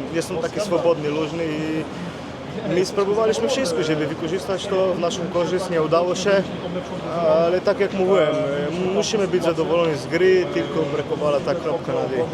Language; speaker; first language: Polish; non-native, fluent; Slovenian